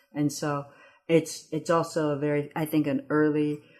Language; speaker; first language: English; early bilingual, other home language; Amharic